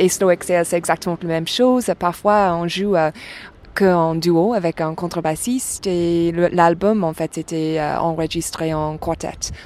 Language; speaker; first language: French; non-native, fluent; English